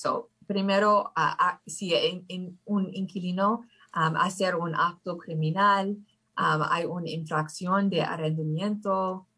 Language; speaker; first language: Spanish; early bilingual, heritage; English